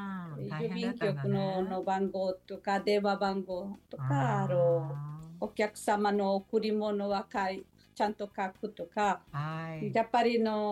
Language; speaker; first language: Japanese; non-native, learner; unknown